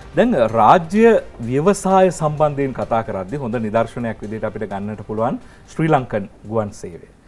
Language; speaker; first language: Sinhala; native; Sinhala